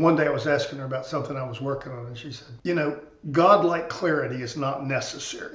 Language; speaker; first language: English; native; English